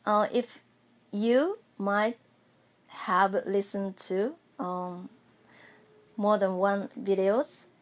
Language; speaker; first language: English; non-native, fluent; Japanese